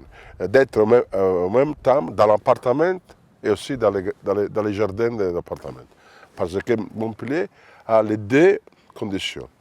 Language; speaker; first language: French; non-native, fluent; Italian